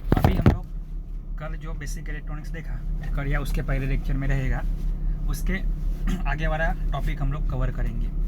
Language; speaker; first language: Hindi; non-native, local second language; Marathi